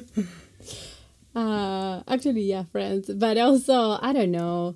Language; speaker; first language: English; non-native, fluent; Spanish